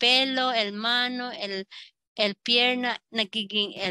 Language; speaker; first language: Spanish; non-native, learner; Filipino